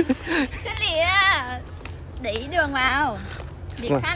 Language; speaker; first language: Chinese; non-native, learner; Vietnamese